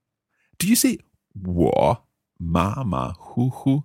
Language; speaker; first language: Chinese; non-native, learner; English